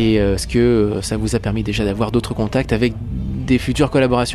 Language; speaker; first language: French; native; French